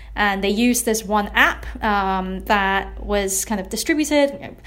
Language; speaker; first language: English; non-native, local second language; Cantonese